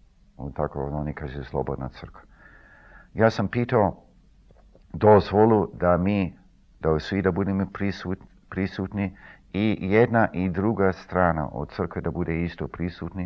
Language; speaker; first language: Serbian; early bilingual, heritage; Serbian